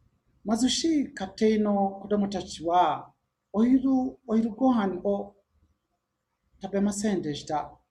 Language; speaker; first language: Japanese; non-native, learner; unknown